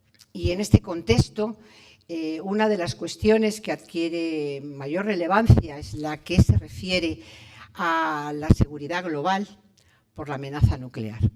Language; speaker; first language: Spanish; native; Spanish